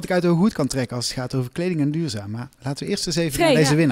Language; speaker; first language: Dutch; native; Dutch